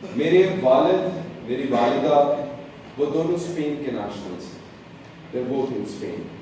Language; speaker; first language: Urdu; non-native, local second language; Pahari-Potwari